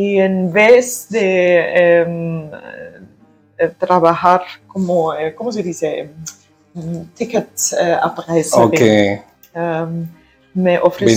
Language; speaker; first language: Spanish; early bilingual, heritage; German